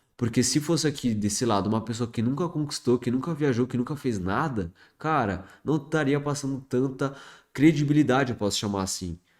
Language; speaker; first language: Portuguese; early bilingual, other home language; French